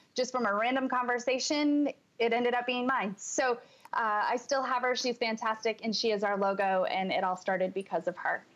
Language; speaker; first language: English; native; English